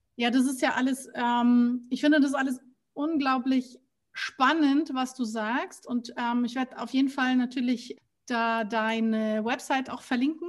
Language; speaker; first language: German; native; German